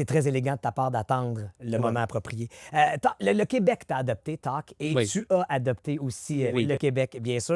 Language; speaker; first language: French; native; French